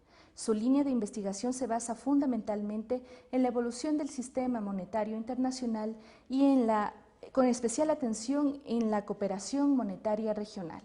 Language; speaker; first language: Spanish; native; Spanish